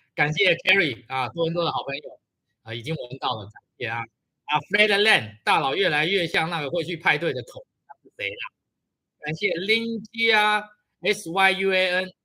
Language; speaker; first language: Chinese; native; Chinese